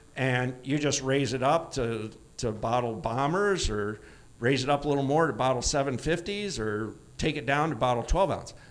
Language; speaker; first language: English; native; English